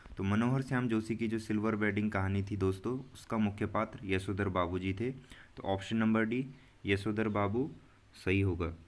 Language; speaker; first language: Hindi; native; Hindi